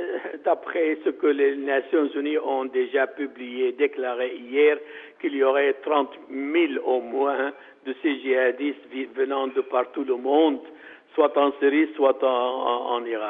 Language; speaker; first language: French; non-native, fluent; Arabic